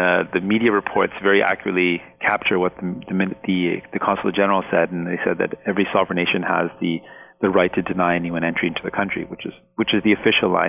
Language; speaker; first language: English; non-native, fluent; Punjabi